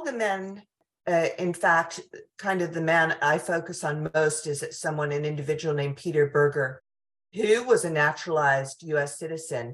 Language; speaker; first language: English; native; English